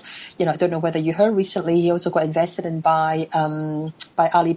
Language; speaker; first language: English; native; English